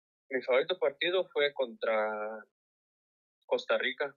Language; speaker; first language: Spanish; early bilingual, heritage; Spanish